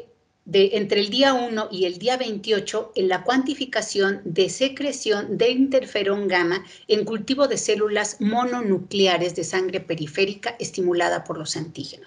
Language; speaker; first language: Spanish; native; Spanish